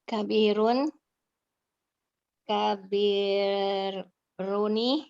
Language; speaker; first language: Arabic; non-native, learner; Indonesian